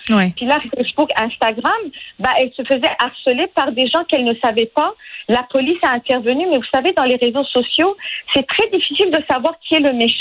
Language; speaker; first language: French; non-native, fluent; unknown